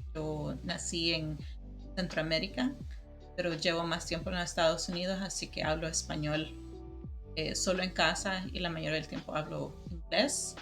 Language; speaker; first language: Spanish; early bilingual, other home language; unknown